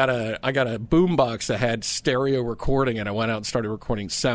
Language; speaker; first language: English; native; English